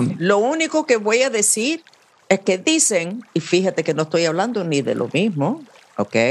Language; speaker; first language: Spanish; non-native, fluent; English